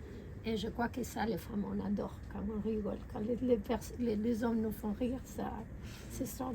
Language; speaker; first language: French; non-native, fluent; Spanish